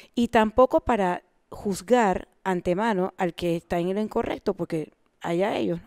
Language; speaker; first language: Spanish; native; Spanish